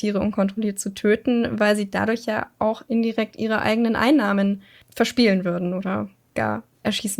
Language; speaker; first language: German; native; German